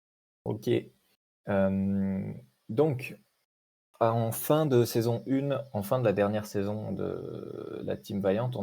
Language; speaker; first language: French; native; French